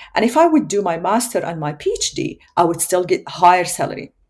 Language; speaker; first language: English; non-native, fluent; Arabic